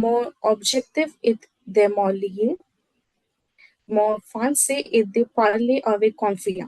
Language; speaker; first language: French; non-native, learner; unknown